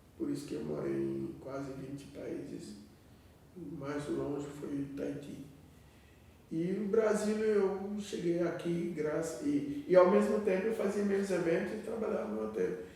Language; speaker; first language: Portuguese; non-native, fluent; Wolof